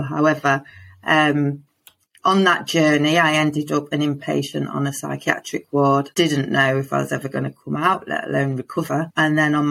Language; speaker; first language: English; native; English